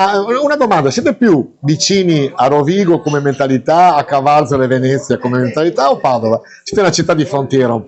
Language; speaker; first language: Italian; native; Italian